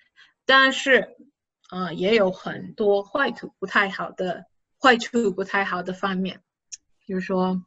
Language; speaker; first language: Chinese; non-native, fluent; English